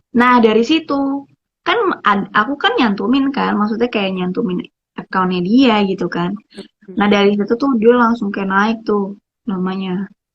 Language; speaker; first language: Indonesian; native; Indonesian